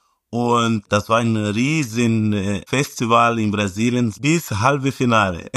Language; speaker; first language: German; non-native, fluent; Portuguese